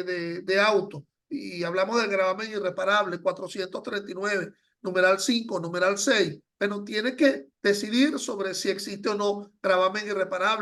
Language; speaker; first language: Spanish; native; Spanish